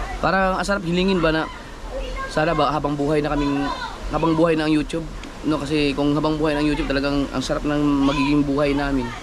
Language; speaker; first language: Filipino; non-native, local second language; Cebuano